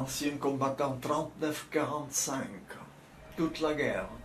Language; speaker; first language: French; non-native, fluent; Czech